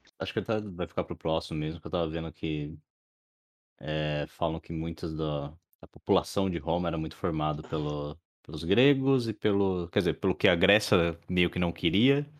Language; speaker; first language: Portuguese; native; Portuguese